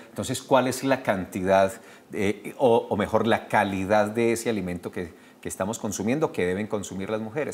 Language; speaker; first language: Spanish; native; Spanish